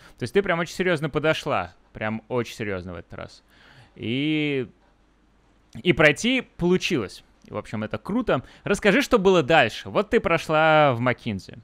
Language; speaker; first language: Russian; native; Russian